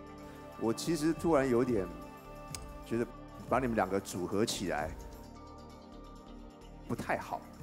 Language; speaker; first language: Chinese; native; Chinese